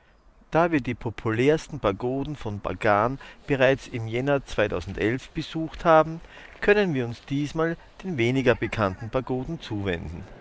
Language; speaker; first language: German; native; German